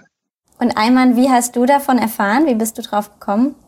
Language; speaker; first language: German; native; German